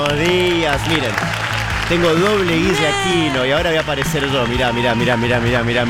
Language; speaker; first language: Spanish; native; Spanish